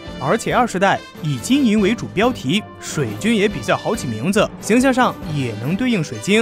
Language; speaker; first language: Chinese; native; Chinese